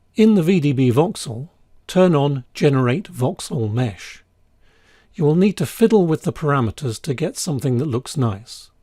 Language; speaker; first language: English; native; English